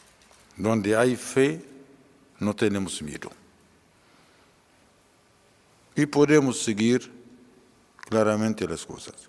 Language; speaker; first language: Spanish; non-native, fluent; Arabic